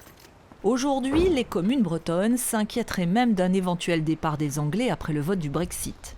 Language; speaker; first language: French; native; French